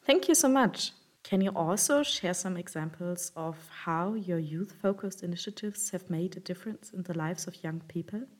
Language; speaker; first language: English; non-native, fluent; German